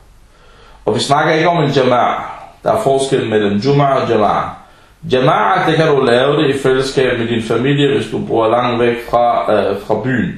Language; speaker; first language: Danish; non-native, fluent; Arabic